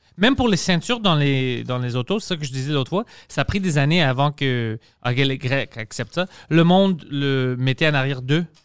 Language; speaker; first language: French; non-native, fluent; Greek